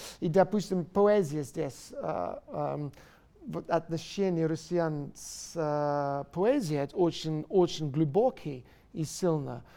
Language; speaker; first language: Russian; non-native, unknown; English